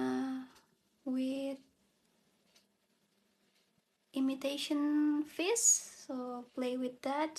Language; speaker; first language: English; non-native, learner; Indonesian